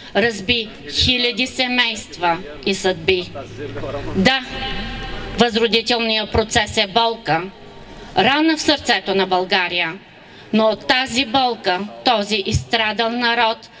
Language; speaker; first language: Bulgarian; non-native, local second language; Turkish